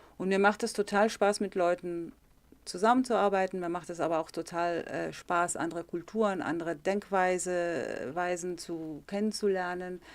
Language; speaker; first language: German; early bilingual, heritage; German